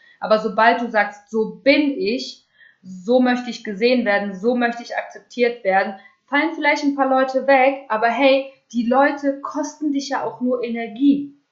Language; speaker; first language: German; early bilingual, other home language; Russian